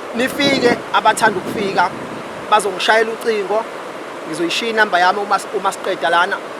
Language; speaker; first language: Zulu; native; Zulu